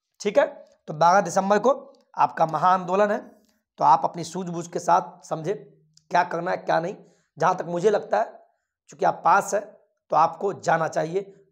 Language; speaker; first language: Hindi; native; Hindi